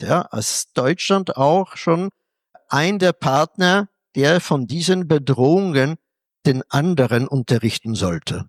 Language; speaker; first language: German; non-native, fluent; Polish